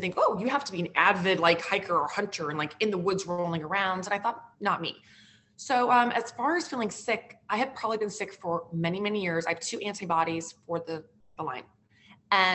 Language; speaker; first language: English; native; English